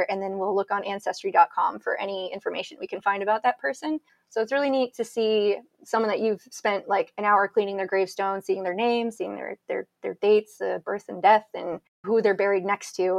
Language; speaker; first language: English; native; English